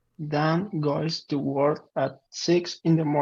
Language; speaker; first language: English; non-native, learner; Spanish